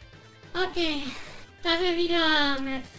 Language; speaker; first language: German; early bilingual, other home language; Japanese